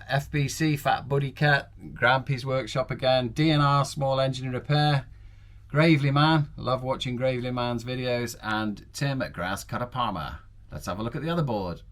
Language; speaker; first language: English; native; English